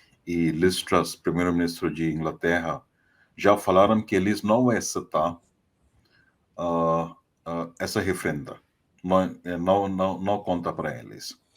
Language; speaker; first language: Portuguese; non-native, fluent; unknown